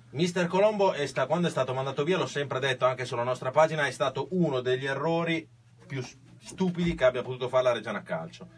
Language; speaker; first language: Italian; native; Italian